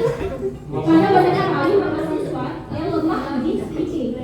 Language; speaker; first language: Indonesian; native; Indonesian